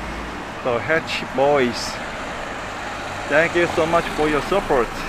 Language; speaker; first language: English; non-native, fluent; Korean